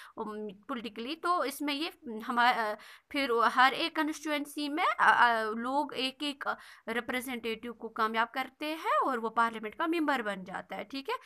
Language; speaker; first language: Hindi; non-native, local second language; Kashmiri